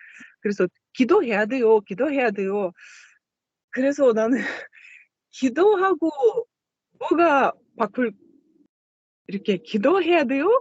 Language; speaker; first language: Korean; non-native, learner; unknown